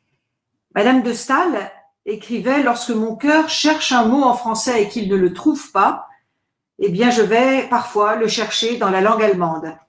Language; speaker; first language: French; native; French